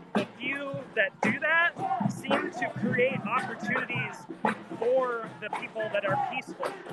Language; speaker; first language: English; native; English